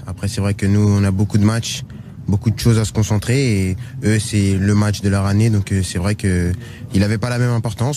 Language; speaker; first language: French; native; French